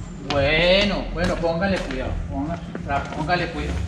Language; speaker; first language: Spanish; native; Spanish